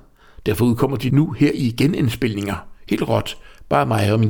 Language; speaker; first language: Danish; native; Danish